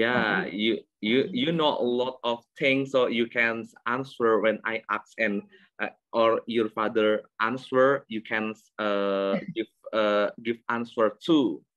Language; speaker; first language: English; non-native, learner; Indonesian